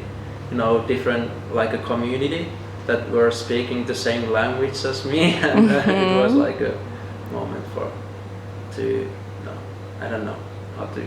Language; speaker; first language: English; non-native, fluent; Finnish